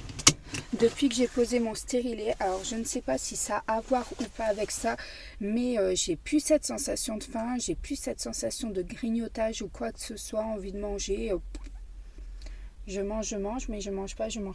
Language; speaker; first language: French; native; French